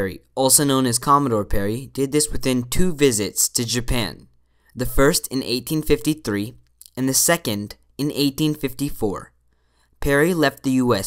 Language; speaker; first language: English; native; English